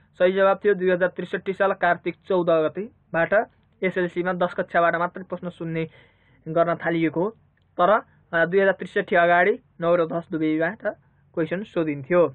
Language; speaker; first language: Nepali; native; Nepali